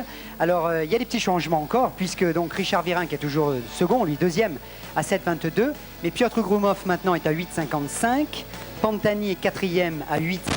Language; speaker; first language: French; native; French